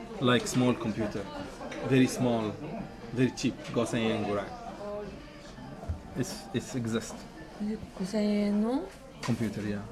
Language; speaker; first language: English; non-native, fluent; Arabic